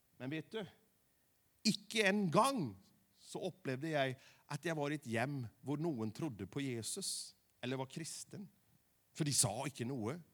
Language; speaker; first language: Swedish; native; Swedish